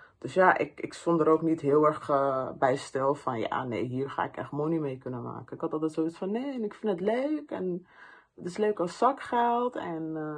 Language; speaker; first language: Dutch; early bilingual, other home language; Persian